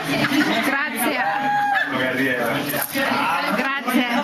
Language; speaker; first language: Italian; non-native, learner; Filipino